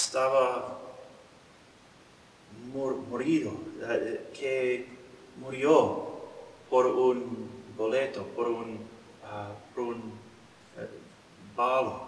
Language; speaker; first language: Spanish; non-native, learner; English